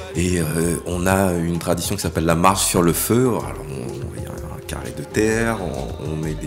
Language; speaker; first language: French; native; French